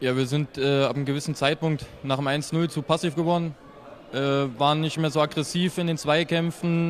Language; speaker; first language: German; native; German